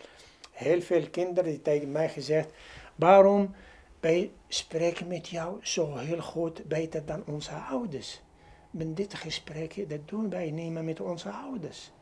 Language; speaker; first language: Dutch; non-native, learner; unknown